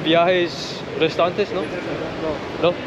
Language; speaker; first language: Spanish; non-native, learner; English